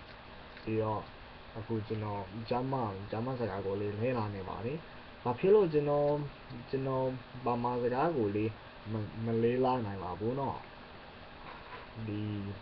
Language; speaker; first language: Burmese; non-native, learner; English